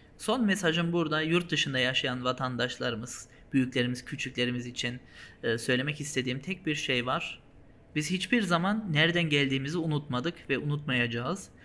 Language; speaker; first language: Turkish; early bilingual, heritage; Turkish